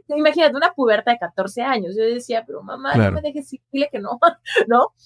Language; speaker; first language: Spanish; native; Spanish